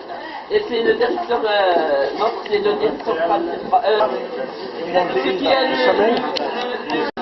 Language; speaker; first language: French; non-native, local second language; Arabic